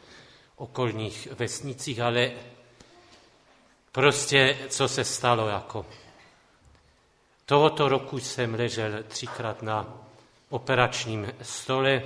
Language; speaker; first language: Czech; non-native, local second language; Polish